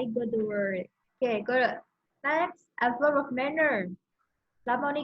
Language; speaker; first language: English; non-native, fluent; Indonesian